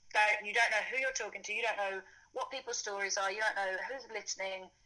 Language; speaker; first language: English; native; English